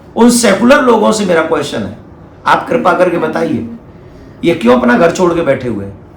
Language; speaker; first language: Hindi; native; Hindi